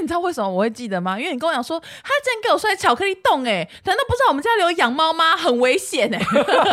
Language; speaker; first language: Chinese; native; Chinese